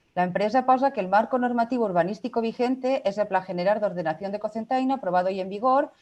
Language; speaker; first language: Spanish; non-native, local second language; Catalan